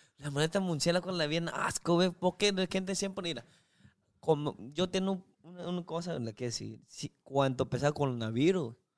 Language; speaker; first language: Spanish; non-native, learner; Chinese